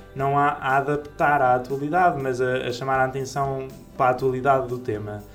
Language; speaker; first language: Portuguese; native; Portuguese